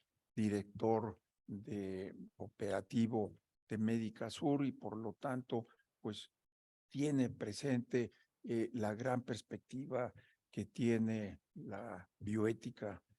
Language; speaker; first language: Spanish; native; Spanish